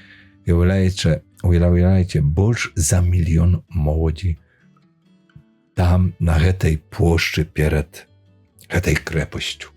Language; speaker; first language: Polish; non-native, learner; Belarusian